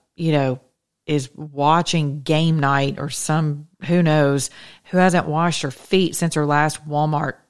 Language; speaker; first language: English; native; English